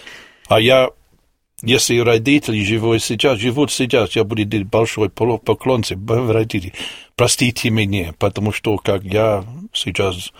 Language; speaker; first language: Russian; non-native, learner; English